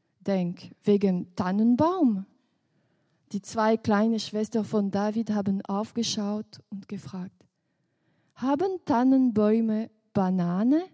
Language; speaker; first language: German; non-native, local second language; French